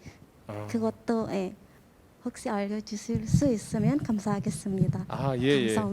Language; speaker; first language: Korean; non-native, fluent; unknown